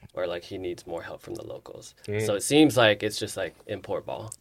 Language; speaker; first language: English; early bilingual, other home language; Chinese